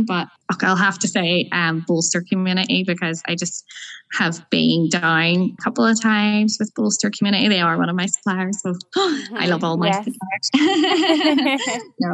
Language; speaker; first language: English; native; English